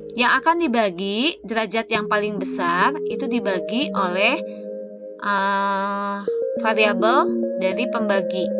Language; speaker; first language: Indonesian; native; Indonesian